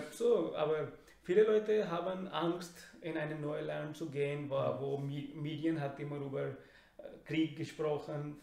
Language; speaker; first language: German; non-native, learner; Urdu